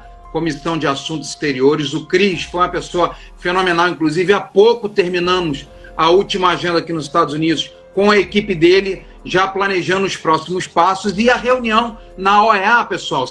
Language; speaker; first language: Portuguese; native; Portuguese